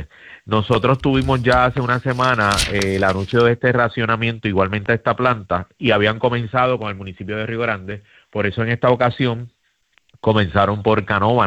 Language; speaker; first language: Spanish; native; Spanish